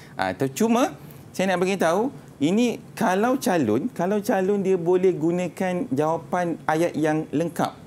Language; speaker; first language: Malay; native; Malay